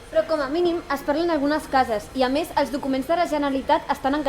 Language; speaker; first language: Catalan; native; Catalan